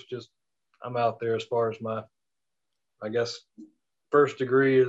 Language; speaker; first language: English; native; English